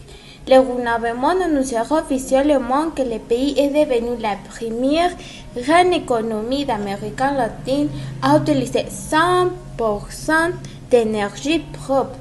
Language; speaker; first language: French; non-native, learner; Spanish